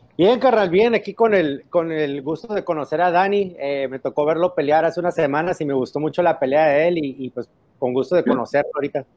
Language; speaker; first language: Spanish; early bilingual, heritage; Spanish